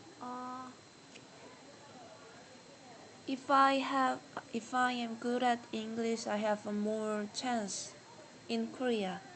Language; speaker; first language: English; non-native, learner; Korean